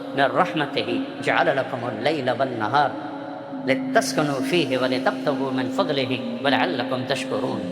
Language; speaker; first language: Urdu; non-native, local second language; Punjabi